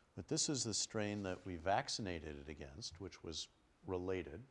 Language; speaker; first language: English; native; English